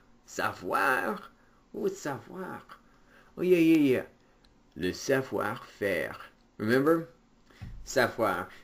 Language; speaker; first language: French; non-native, fluent; English